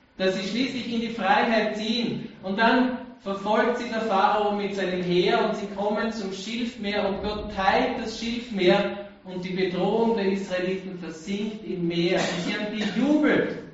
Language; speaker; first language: German; native; German